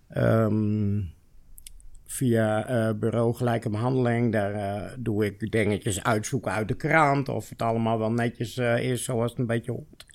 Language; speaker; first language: Dutch; native; Dutch